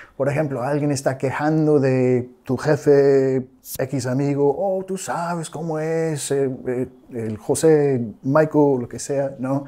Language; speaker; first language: Spanish; non-native, fluent; English